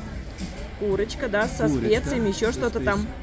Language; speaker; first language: Russian; native; Russian